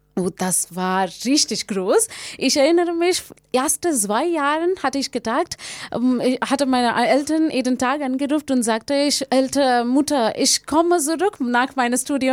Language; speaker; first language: German; non-native, fluent; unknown